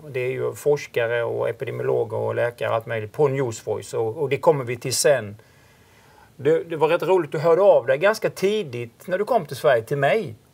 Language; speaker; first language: Swedish; native; Swedish